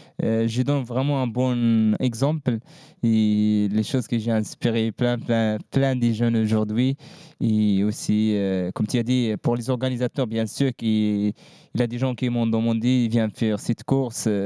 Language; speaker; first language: French; non-native, learner; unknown